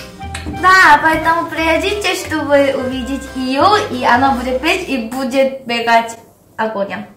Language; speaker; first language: Russian; non-native, learner; Korean